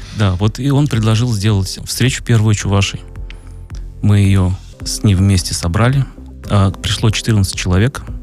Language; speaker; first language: Russian; native; Russian